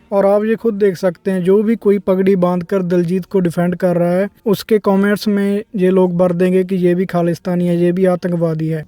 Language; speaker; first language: Hindi; non-native, local second language; Punjabi